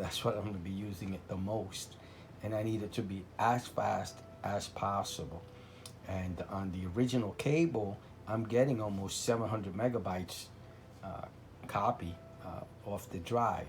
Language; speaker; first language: English; native; English